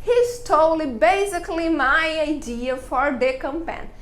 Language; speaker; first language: English; non-native, fluent; Portuguese